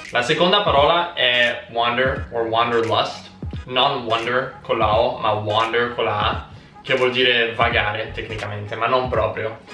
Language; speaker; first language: Italian; early bilingual, heritage; Italian